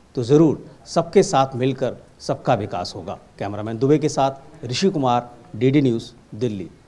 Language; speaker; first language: Hindi; native; Hindi